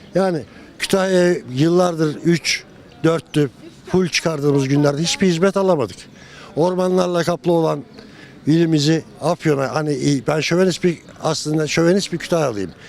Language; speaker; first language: Turkish; native; Turkish